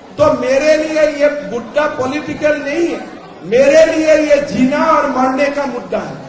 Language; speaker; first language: Hindi; non-native, local second language; Assamese